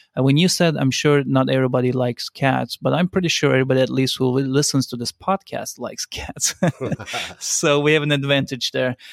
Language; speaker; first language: English; non-native, fluent; Turkish